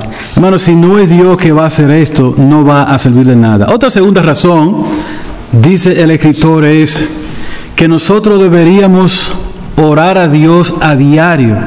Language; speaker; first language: Spanish; native; Spanish